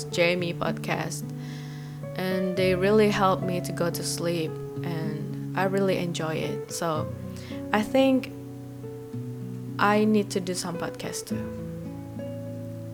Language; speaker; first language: English; non-native, fluent; Indonesian